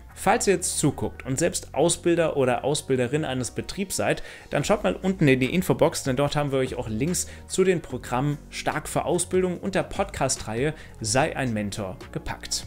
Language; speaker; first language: German; native; German